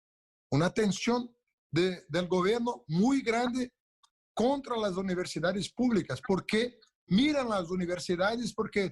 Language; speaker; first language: Spanish; non-native, local second language; Portuguese